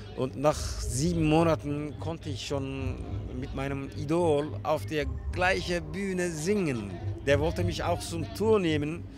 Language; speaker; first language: German; early bilingual, other home language; Turkish